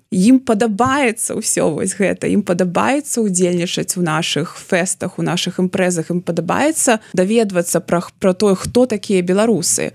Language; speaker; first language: Belarusian; non-native, local second language; Russian